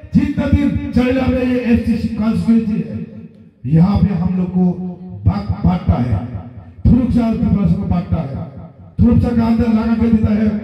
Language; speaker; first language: Hindi; non-native, local second language; Bangla